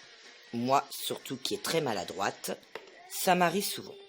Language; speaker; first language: French; native; French